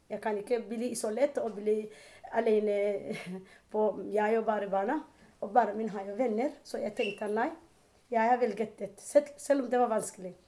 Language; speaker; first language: Norwegian; non-native, learner; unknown